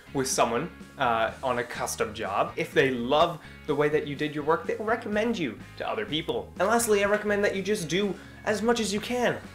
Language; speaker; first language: English; native; English